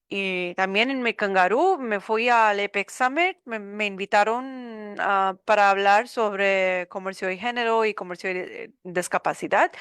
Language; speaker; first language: Spanish; non-native, learner; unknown